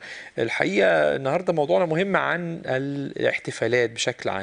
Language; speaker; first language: Arabic; native; Arabic